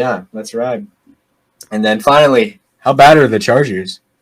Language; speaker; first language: English; native; English